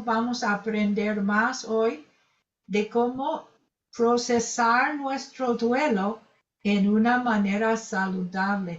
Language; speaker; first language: Spanish; non-native, fluent; English